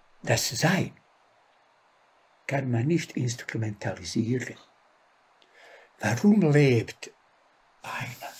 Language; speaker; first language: German; non-native, fluent; Bosnian